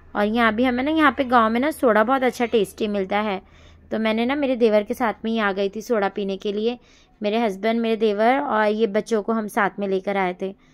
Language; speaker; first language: Hindi; native; Hindi